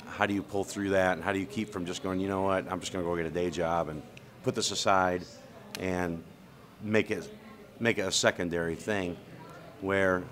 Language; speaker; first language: English; native; English